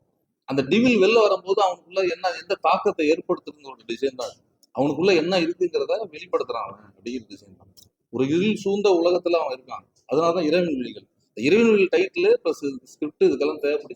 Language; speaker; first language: Tamil; native; Tamil